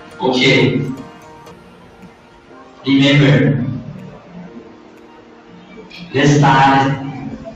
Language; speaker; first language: English; non-native, fluent; Thai